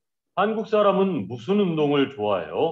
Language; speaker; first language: Korean; non-native, learner; Vietnamese